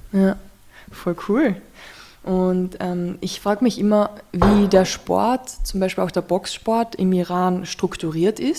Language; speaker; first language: German; native; German